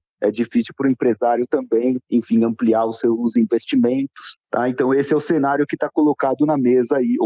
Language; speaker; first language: Portuguese; native; Portuguese